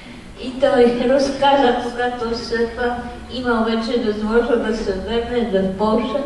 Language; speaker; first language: Bulgarian; non-native, fluent; Polish